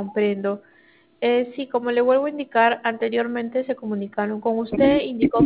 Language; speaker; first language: Spanish; native; Spanish